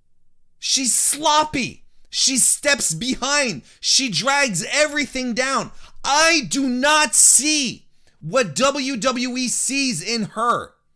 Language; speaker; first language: English; native; English